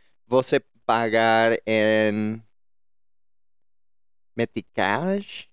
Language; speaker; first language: Portuguese; non-native, learner; English